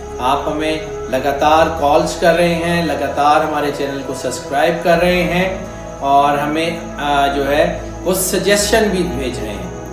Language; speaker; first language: Urdu; non-native, local second language; Punjabi